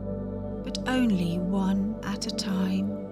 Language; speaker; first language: English; native; English